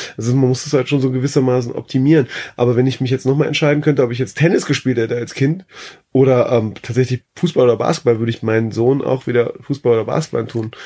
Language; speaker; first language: German; early bilingual, other home language; Persian